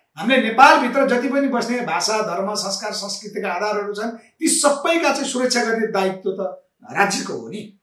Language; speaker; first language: Nepali; native; Nepali